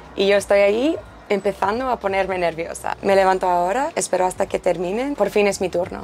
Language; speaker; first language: Spanish; non-native, fluent; English